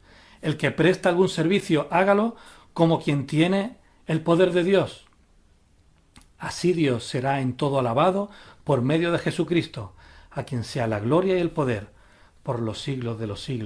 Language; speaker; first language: Spanish; native; Spanish